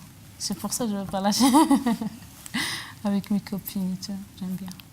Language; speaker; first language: French; non-native, learner; Arabic